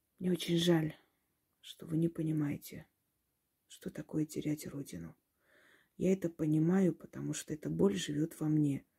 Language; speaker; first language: Russian; non-native, local second language; Armenian